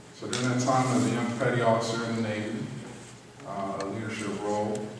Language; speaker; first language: English; native; English